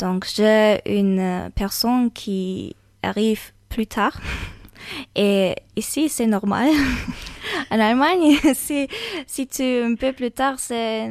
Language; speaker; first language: French; non-native, learner; German